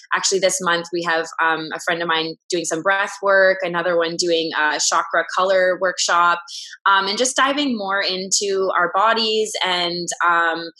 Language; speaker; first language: English; native; English